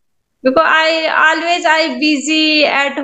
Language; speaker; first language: English; non-native, learner; Hindi